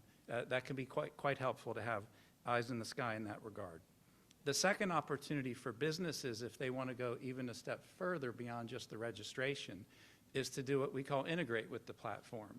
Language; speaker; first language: English; native; English